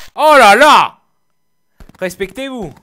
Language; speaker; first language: French; native; French